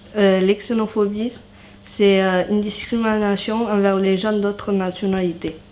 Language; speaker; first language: French; native; French